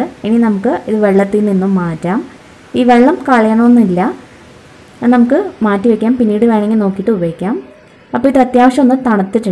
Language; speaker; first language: Malayalam; native; Malayalam